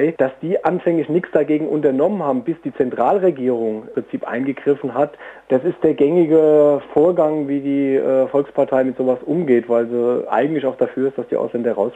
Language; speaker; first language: German; native; German